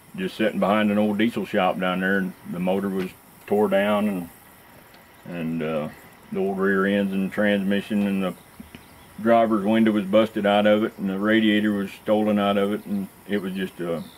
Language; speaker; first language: English; native; English